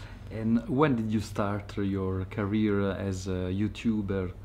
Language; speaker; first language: English; non-native, learner; Italian